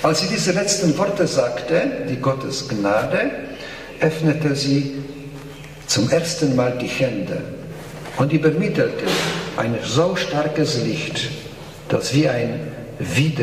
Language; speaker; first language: German; non-native, fluent; Polish